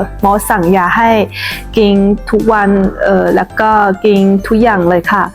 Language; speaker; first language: Thai; non-native, fluent; Chinese